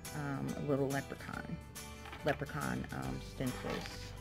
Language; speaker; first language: English; native; English